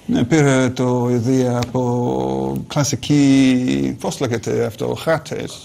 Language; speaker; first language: Greek; non-native, learner; English